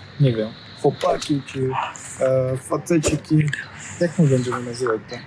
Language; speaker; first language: Polish; non-native, learner; Russian